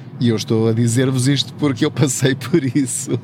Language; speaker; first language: Portuguese; native; Portuguese